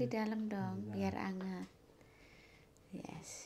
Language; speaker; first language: Indonesian; native; Indonesian